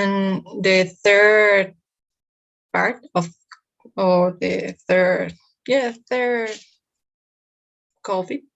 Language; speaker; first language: English; non-native, learner; Spanish